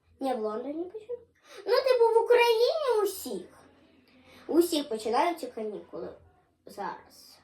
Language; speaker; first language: Ukrainian; non-native, local second language; Russian